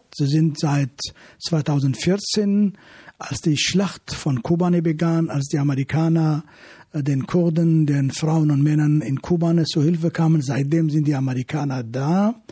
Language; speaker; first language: German; non-native, fluent; Arabic